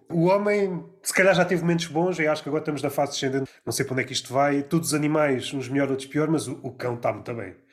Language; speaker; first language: Portuguese; native; Portuguese